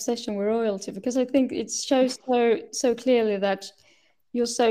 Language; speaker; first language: English; non-native, fluent; Swedish